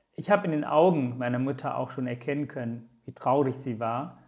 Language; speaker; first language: German; non-native, fluent; Tamil